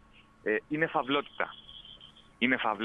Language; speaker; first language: Greek; native; Greek